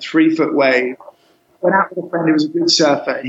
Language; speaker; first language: English; native; English